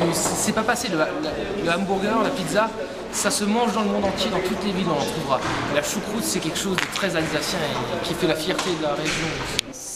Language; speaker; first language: French; native; French